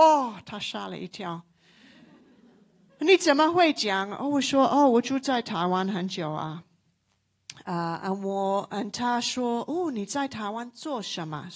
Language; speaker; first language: Chinese; non-native, local second language; English